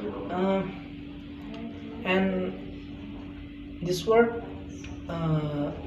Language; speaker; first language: English; non-native, learner; Indonesian